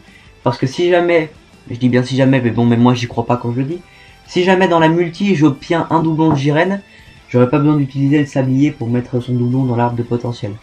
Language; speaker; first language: French; native; French